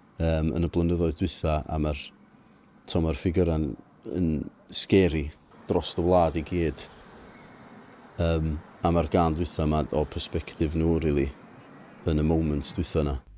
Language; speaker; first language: Welsh; native; Welsh